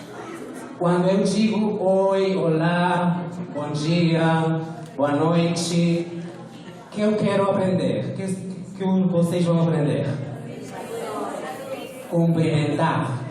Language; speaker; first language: Portuguese; non-native, fluent; Spanish